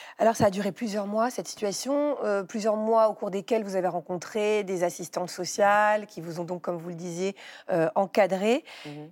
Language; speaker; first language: French; native; French